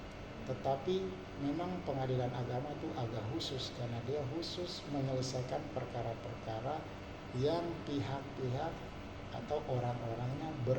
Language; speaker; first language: Indonesian; native; Indonesian